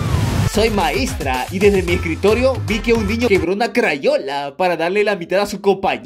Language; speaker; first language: Spanish; native; Spanish